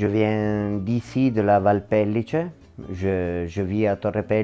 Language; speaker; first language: French; non-native, local second language; Italian